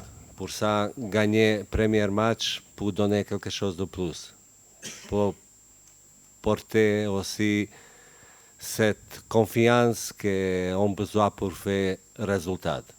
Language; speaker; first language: French; non-native, learner; Bosnian